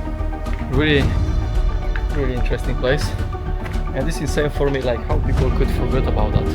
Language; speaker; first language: English; non-native, fluent; Polish